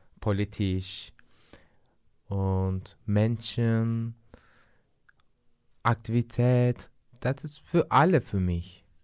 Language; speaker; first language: German; non-native, learner; Turkish